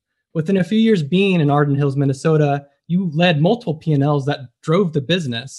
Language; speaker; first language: English; native; English